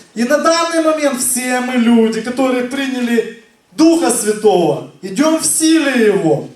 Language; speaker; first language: Ukrainian; non-native, local second language; Russian